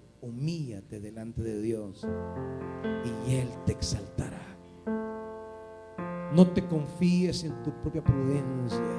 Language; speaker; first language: Spanish; native; Spanish